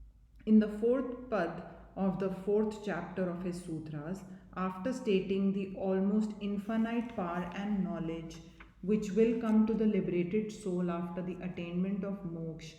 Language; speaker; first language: English; non-native, local second language; Hindi